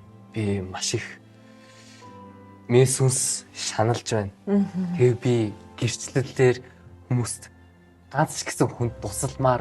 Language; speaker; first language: Mongolian; early bilingual, heritage; Mongolian